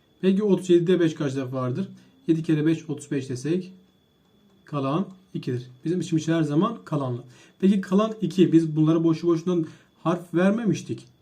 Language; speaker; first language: Turkish; native; Turkish